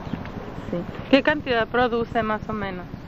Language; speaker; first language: Spanish; native; Spanish